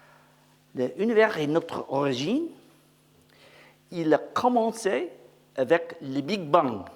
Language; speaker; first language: French; non-native, learner; English